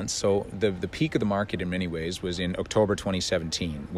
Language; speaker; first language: English; native; English